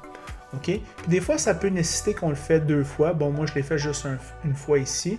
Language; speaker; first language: French; native; French